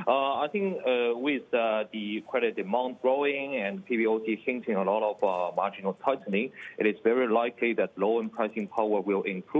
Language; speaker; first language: English; non-native, fluent; Chinese